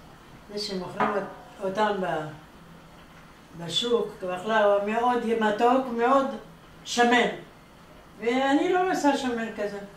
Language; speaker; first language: Hebrew; non-native, fluent; Arabic